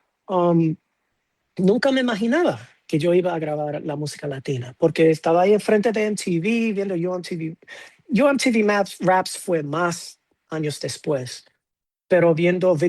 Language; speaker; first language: Spanish; non-native, fluent; English